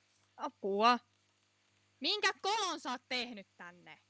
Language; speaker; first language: Finnish; native; Finnish